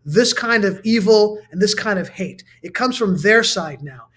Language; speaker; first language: English; native; English